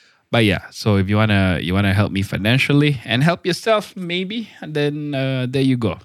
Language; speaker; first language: English; non-native, local second language; Malay